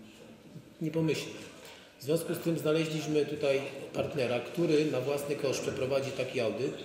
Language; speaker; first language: Polish; native; Polish